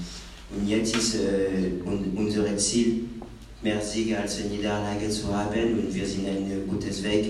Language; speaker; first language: German; non-native, fluent; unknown